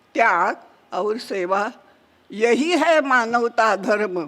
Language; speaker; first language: Hindi; non-native, local second language; Marathi